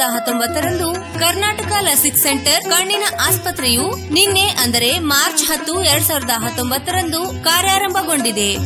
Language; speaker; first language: Kannada; native; Kannada